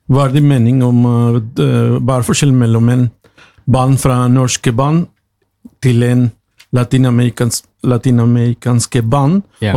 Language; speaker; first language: Norwegian; non-native, learner; Spanish